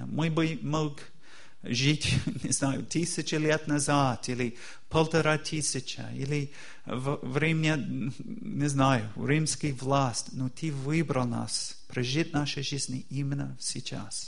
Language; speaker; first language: Russian; non-native, fluent; English